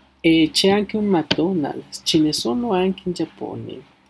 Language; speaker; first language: Italian; non-native, learner; Spanish